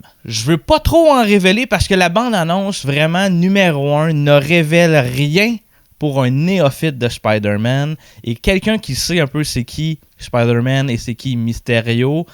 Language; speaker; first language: French; native; French